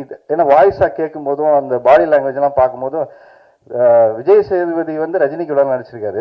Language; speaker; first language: Tamil; native; Tamil